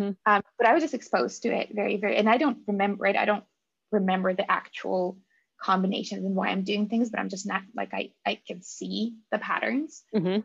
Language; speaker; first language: English; non-native, fluent; Russian